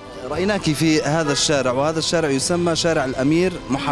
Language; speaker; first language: Arabic; native; Arabic